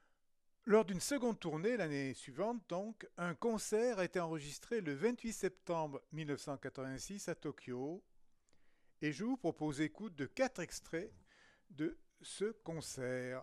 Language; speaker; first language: French; native; French